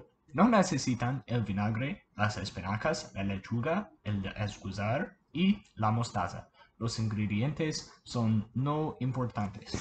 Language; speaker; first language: Spanish; non-native, learner; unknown